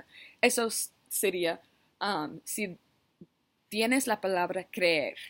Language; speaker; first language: Spanish; non-native, learner; English